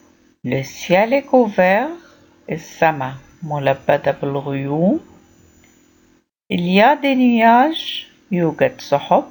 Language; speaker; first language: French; non-native, fluent; Arabic